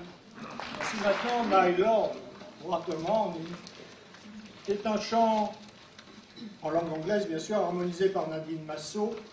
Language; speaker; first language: French; native; French